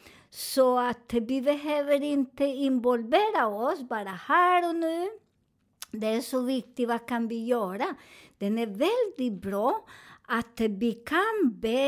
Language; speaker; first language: Swedish; non-native, learner; Spanish